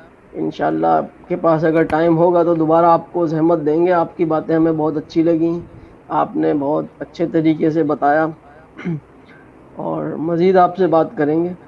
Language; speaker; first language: Hindi; non-native, fluent; Urdu